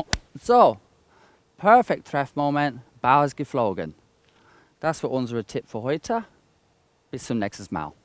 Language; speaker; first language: German; non-native, fluent; English